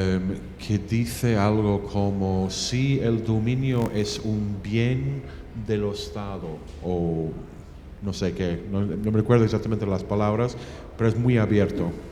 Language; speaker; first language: Spanish; non-native, fluent; English